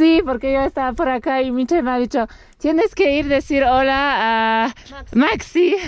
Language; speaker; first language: Spanish; non-native, fluent; Polish